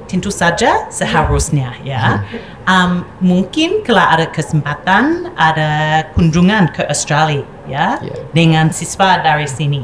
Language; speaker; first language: Indonesian; non-native, fluent; English